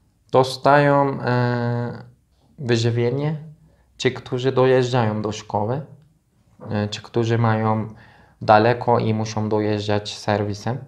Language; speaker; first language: Polish; non-native, learner; Turkish